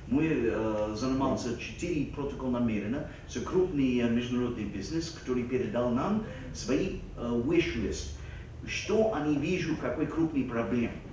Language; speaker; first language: Russian; non-native, fluent; English